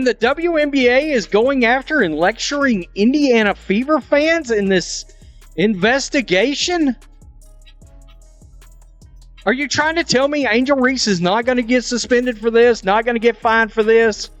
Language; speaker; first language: English; native; English